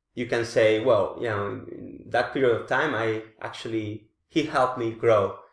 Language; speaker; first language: English; non-native, fluent; Spanish